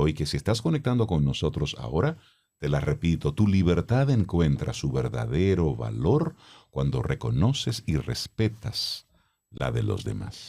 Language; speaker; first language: Spanish; native; Spanish